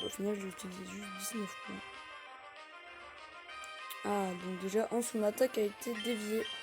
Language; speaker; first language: French; native; French